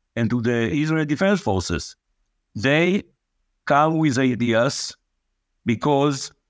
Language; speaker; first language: English; non-native, fluent; Hebrew